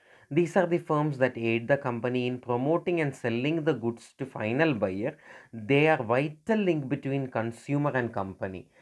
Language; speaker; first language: English; non-native, local second language; Malayalam